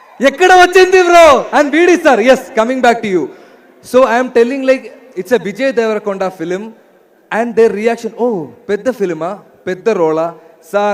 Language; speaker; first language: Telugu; non-native, learner; Malayalam